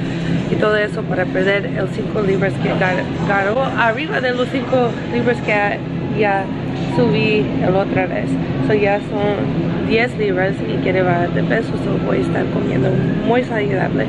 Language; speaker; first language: Spanish; early bilingual, heritage; English